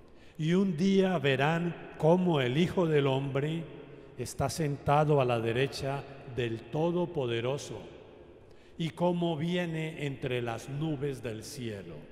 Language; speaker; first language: Spanish; native; Spanish